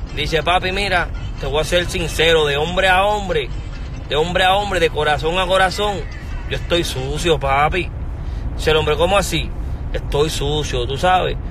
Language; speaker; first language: Spanish; early bilingual, heritage; Spanish